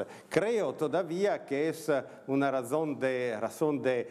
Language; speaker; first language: Spanish; non-native, learner; Italian